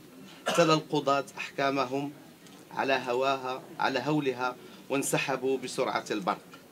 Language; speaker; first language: Arabic; native; Arabic